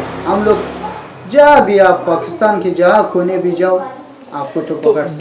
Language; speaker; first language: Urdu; non-native, learner; Persian